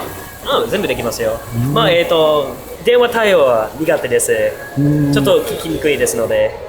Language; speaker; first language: Japanese; non-native, learner; English